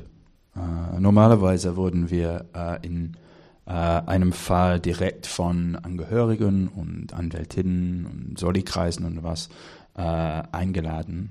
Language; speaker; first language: German; non-native, learner; English